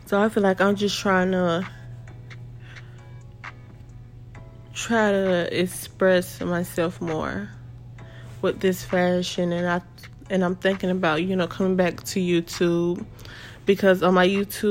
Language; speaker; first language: English; native; English